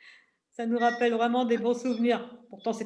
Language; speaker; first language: French; native; French